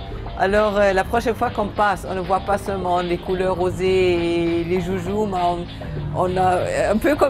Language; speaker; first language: French; non-native, fluent; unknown